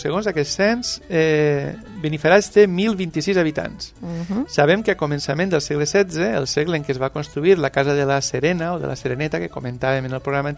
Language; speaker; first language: Catalan; native; Catalan